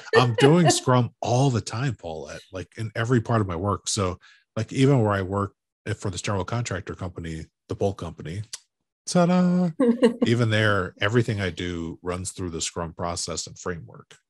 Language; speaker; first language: English; native; English